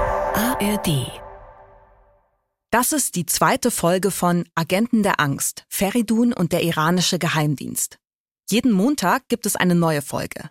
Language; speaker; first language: German; native; German